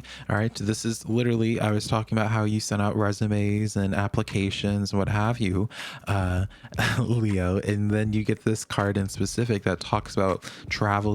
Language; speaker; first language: English; native; English